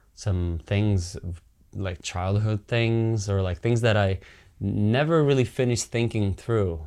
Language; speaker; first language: English; early bilingual, heritage; Finnish